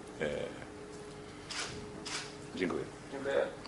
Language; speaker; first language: Polish; non-native, learner; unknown